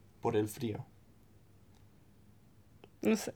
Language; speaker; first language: Spanish; non-native, fluent; English